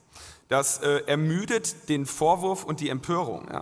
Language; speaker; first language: German; native; German